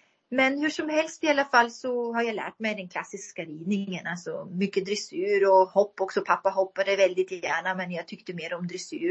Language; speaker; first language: Swedish; non-native, fluent; German